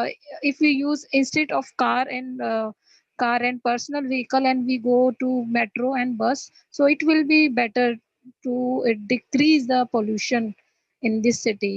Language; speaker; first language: English; non-native, learner; Hindi